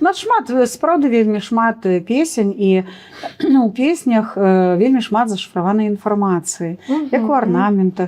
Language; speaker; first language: Belarusian; native; Belarusian